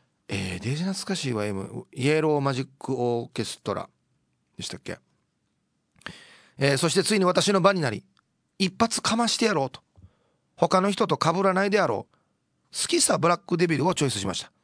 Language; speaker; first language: Japanese; native; Japanese